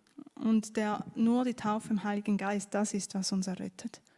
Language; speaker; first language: German; native; German